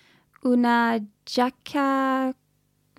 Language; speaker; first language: Italian; non-native, learner; English